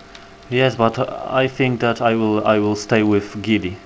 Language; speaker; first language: English; non-native, learner; Polish